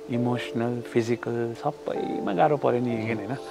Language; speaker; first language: English; non-native, local second language; Nepali